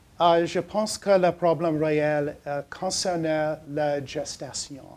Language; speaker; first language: French; non-native, learner; English